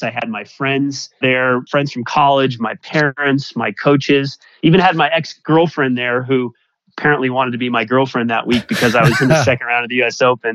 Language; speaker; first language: English; native; English